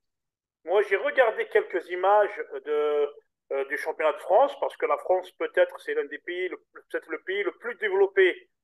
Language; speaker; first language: French; native; French